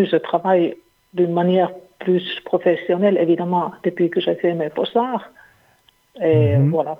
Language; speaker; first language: French; non-native, fluent; Finnish